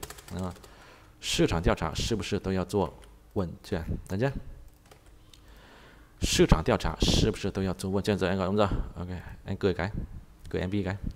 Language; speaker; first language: Chinese; non-native, fluent; Vietnamese